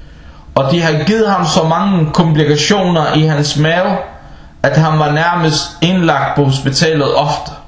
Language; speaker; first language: Danish; non-native, local second language; Arabic